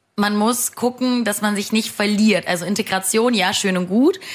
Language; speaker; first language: German; early bilingual, other home language; Romanian